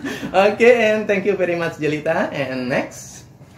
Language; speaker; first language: English; non-native, learner; Indonesian